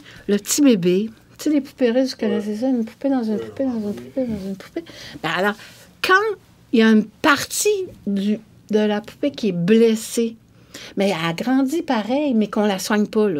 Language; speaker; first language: French; native; French